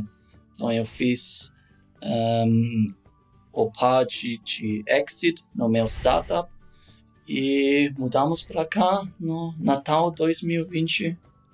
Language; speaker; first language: Portuguese; non-native, learner; German